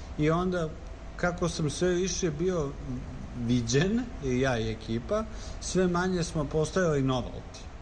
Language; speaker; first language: Serbian; native; Serbian